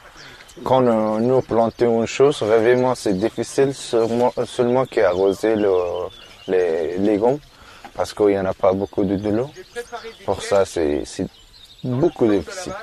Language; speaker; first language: French; non-native, learner; Persian